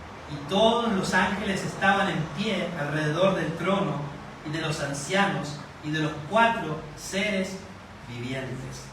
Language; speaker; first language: Spanish; native; Spanish